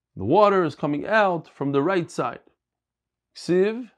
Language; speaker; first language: English; native; English